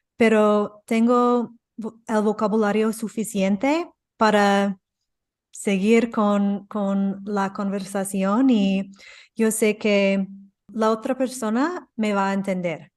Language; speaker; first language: Spanish; non-native, fluent; English